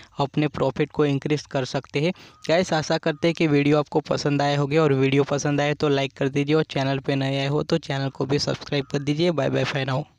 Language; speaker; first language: Hindi; non-native, local second language; Gujarati